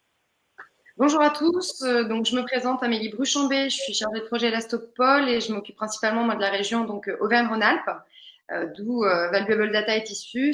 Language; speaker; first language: French; native; French